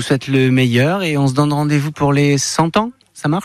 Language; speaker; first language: French; native; French